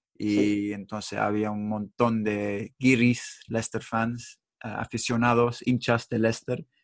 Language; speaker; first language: Spanish; non-native, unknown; English